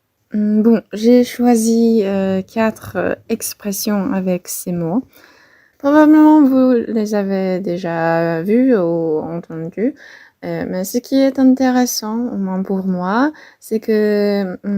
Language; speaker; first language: French; non-native, fluent; Polish